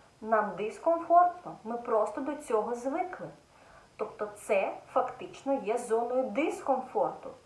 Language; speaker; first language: Ukrainian; native; Ukrainian